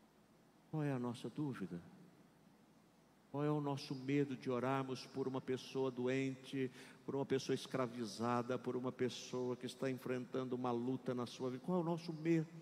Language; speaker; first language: Portuguese; native; Portuguese